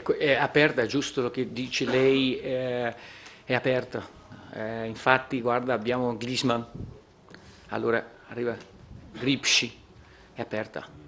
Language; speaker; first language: Italian; non-native, fluent; Portuguese